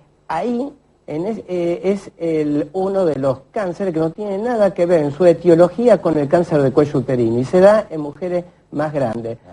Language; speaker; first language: Spanish; native; Spanish